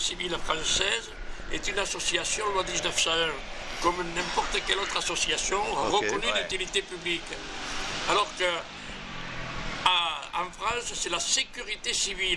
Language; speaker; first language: French; native; French